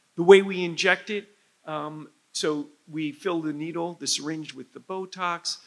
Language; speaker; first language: English; native; English